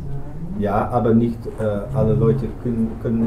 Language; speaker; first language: German; non-native, learner; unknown